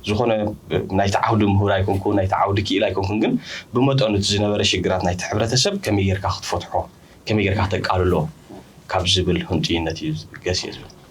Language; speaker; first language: Tigrinya; early bilingual, heritage; Tigrinya